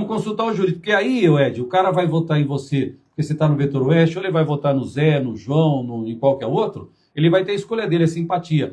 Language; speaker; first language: Portuguese; native; Portuguese